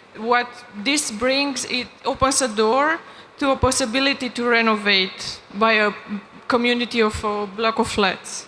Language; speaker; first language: English; non-native, fluent; Romanian